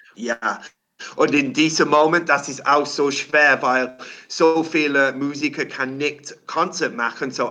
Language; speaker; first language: German; non-native, learner; English